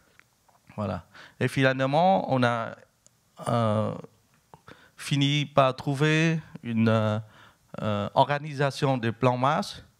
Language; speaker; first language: French; non-native, fluent; Vietnamese